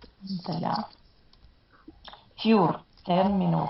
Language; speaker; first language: German; non-native, learner; Ukrainian